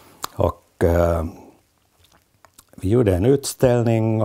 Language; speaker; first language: Swedish; non-native, fluent; Finnish